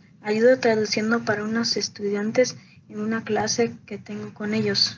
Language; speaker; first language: Spanish; early bilingual, heritage; Spanish